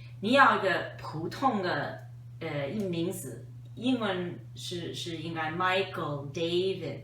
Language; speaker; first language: Chinese; non-native, fluent; English